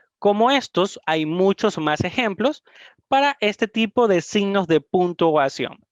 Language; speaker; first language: Spanish; native; Spanish